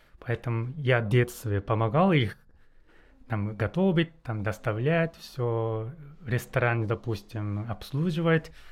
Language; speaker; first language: Russian; non-native, learner; Japanese